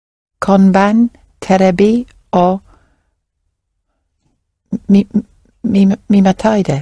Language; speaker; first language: Japanese; non-native, learner; English